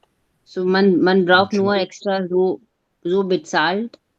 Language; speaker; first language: German; non-native, learner; Hindi